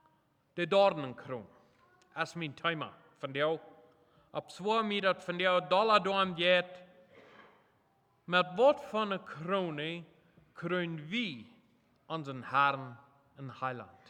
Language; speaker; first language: German; non-native, local second language; Plautdietsch